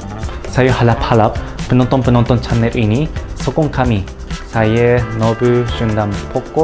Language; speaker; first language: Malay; non-native, learner; Japanese